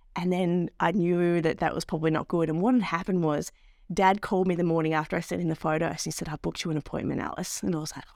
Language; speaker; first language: English; native; English